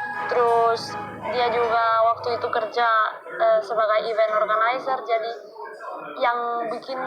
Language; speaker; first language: Indonesian; non-native, fluent; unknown